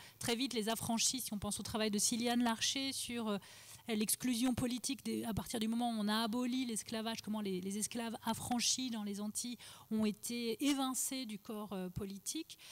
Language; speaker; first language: French; non-native, local second language; Arabic